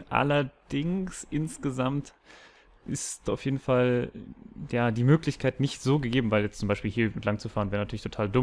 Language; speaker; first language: German; native; German